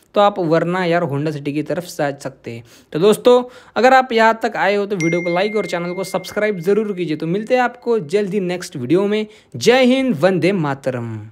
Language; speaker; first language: Hindi; non-native, local second language; Marathi